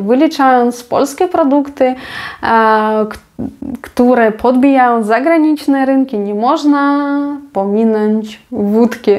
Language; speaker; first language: Polish; non-native, fluent; Ukrainian